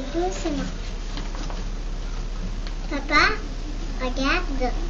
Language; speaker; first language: French; native; French